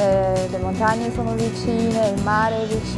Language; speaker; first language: Italian; non-native, learner; German